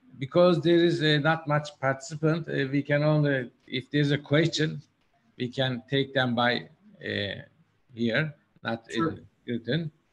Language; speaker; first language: English; non-native, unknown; Turkish